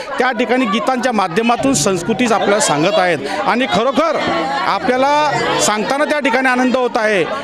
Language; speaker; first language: Marathi; non-native, local second language; Lambadi